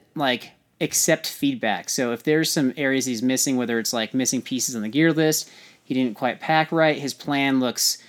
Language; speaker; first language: English; native; English